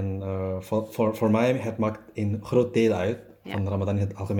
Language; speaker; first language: Dutch; non-native, learner; German